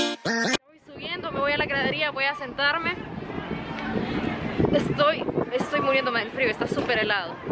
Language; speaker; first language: Spanish; native; Spanish